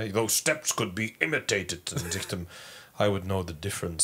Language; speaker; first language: English; native; English